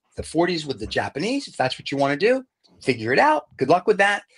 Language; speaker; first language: English; native; English